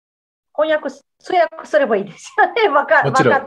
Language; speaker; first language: Japanese; non-native, fluent; Azerbaijani